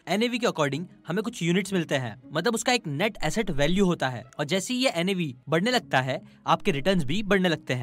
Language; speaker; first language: Hindi; native; Hindi